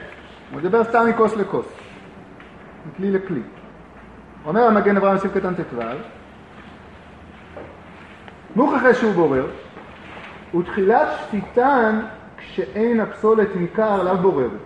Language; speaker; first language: Hebrew; native; Hebrew